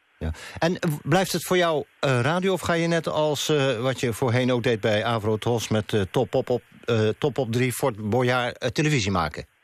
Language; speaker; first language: Dutch; native; Dutch